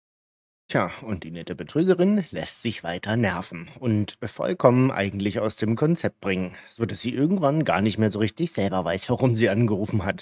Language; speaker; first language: German; native; German